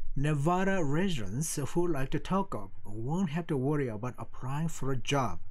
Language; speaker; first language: English; non-native, fluent; Korean